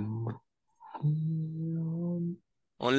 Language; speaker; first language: Arabic; non-native, learner; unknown